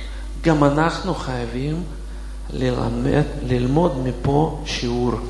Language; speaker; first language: Hebrew; non-native, fluent; Russian